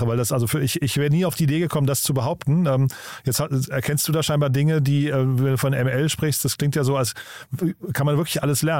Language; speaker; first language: German; native; German